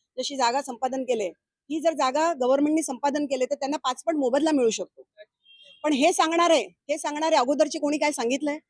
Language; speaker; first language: Marathi; native; Marathi